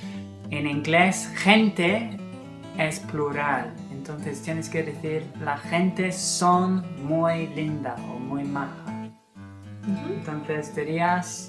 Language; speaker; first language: Spanish; non-native, fluent; English